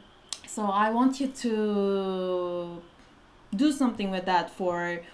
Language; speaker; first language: English; non-native, fluent; Korean